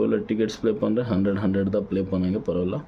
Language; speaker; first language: Tamil; non-native, learner; Kannada